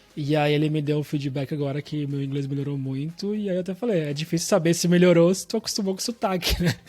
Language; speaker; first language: Portuguese; native; Portuguese